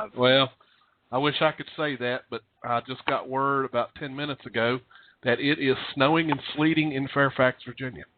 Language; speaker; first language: English; native; English